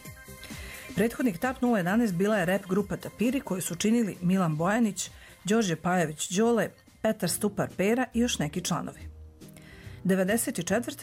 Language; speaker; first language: Croatian; native; Croatian